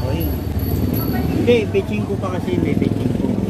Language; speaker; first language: Filipino; native; Filipino